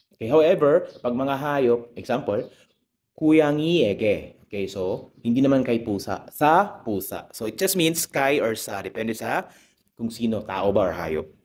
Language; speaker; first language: Filipino; non-native, local second language; Cebuano